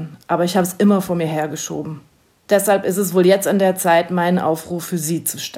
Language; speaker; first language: German; native; German